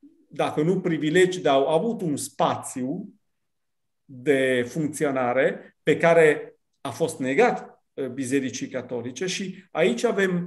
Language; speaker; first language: Romanian; non-native, fluent; Italian